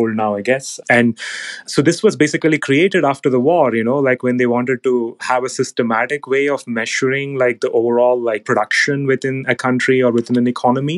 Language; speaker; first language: English; non-native, local second language; Telugu